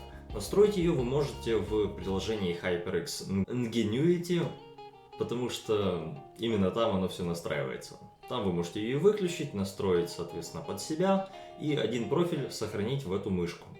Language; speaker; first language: Russian; non-native, local second language; Ukrainian